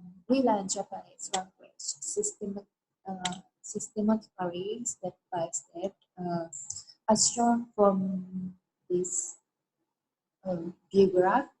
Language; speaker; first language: English; non-native, learner; Japanese